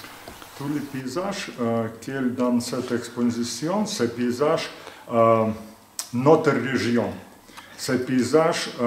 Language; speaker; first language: French; non-native, learner; Belarusian